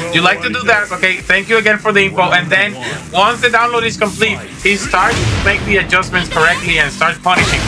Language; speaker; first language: English; non-native, local second language; Spanish